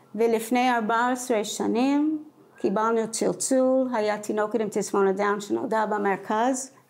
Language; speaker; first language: Hebrew; non-native, fluent; English